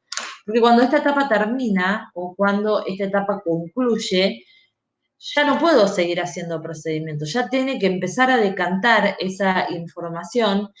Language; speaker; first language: Spanish; native; Spanish